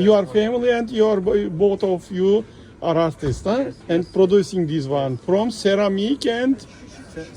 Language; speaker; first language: English; non-native, learner; Turkish